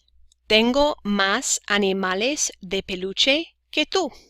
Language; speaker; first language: Spanish; non-native, fluent; English